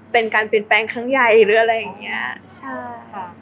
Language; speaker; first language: Thai; early bilingual, other home language; German